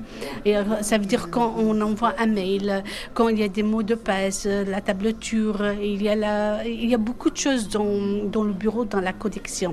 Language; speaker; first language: French; non-native, fluent; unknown